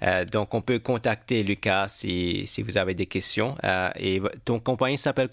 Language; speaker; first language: French; non-native, fluent; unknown